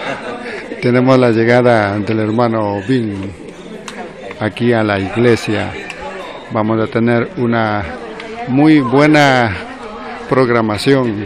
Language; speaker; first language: Spanish; native; Spanish